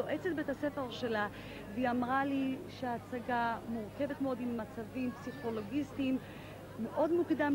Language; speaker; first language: Hebrew; native; Hebrew